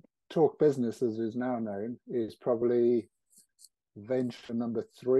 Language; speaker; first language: English; native; English